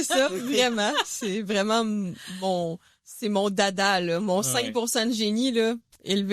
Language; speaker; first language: French; native; French